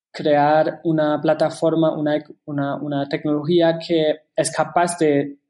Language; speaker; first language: Spanish; non-native, fluent; German